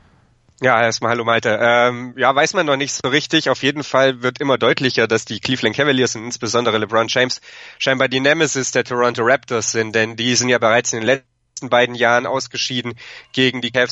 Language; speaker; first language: German; native; German